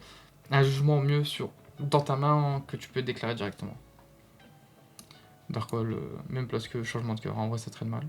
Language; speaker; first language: French; native; French